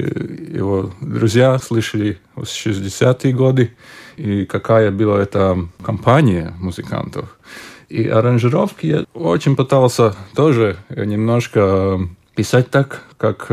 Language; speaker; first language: Russian; non-native, local second language; Latvian